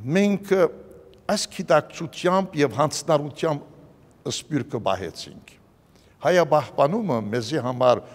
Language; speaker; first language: Armenian; early bilingual, heritage; Armenian